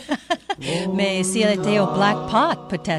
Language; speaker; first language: French; non-native, local second language; English